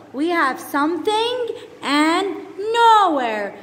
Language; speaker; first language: English; non-native, fluent; Arabic